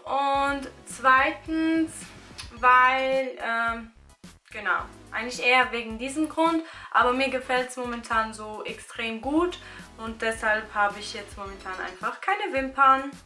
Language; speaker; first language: German; early bilingual, other home language; Albanian